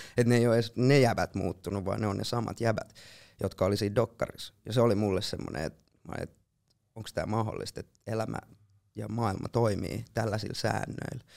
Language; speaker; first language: Finnish; native; Finnish